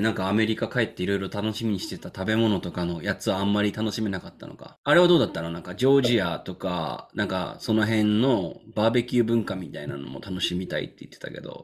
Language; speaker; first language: Japanese; native; Japanese